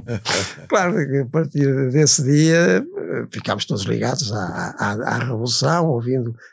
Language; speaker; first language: Portuguese; native; Portuguese